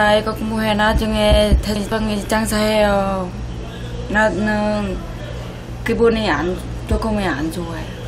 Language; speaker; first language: Korean; non-native, learner; Vietnamese